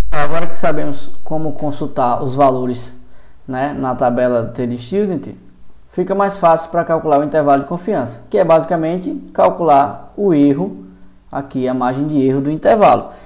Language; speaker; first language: Portuguese; native; Portuguese